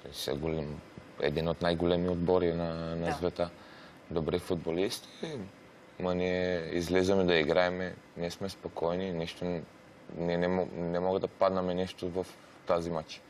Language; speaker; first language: Bulgarian; non-native, learner; Romanian